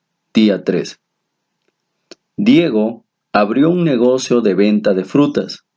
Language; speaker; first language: Spanish; native; Spanish